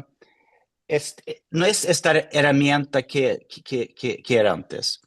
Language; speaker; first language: Spanish; non-native, fluent; Swedish